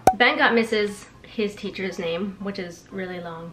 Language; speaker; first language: English; native; English